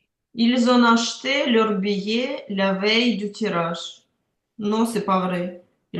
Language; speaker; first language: French; non-native, learner; Ukrainian